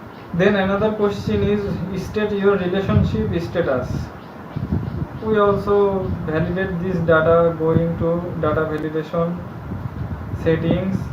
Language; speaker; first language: English; non-native, local second language; Bangla